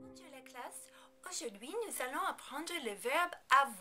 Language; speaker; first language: French; non-native, fluent; English